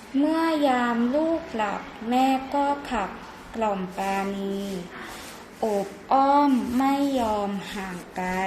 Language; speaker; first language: Thai; native; Thai